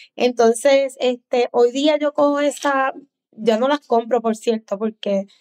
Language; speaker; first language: Spanish; native; Spanish